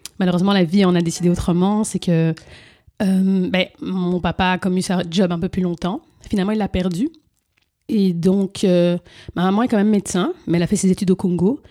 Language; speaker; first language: French; early bilingual, other home language; Lingala